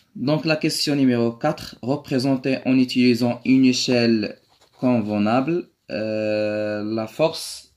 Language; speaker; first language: French; non-native, local second language; Arabic